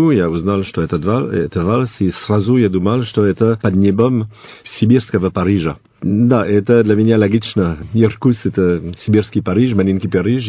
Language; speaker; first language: Russian; non-native, fluent; French